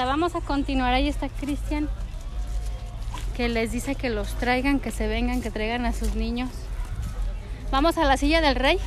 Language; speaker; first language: Spanish; native; Spanish